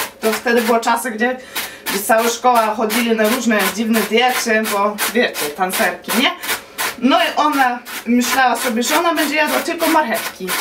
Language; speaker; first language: Polish; non-native, learner; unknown